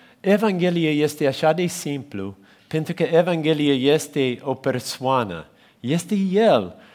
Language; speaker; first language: Romanian; non-native, fluent; English